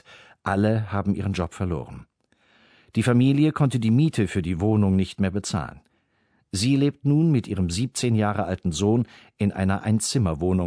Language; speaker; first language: German; native; German